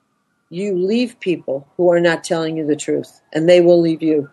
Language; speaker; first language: English; native; English